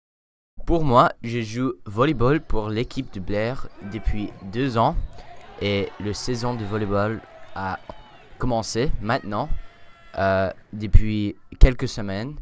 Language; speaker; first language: French; non-native, learner; English